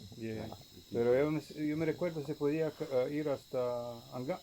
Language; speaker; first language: Spanish; non-native, fluent; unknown